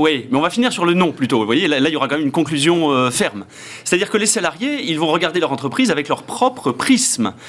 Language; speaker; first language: French; native; French